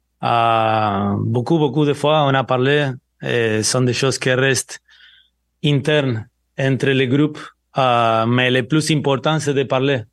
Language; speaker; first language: French; non-native, learner; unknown